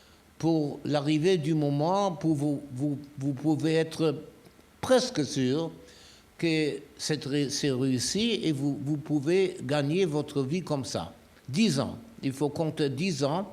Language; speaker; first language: French; non-native, fluent; German